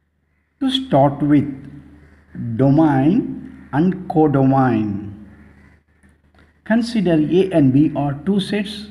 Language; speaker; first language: English; non-native, local second language; Tamil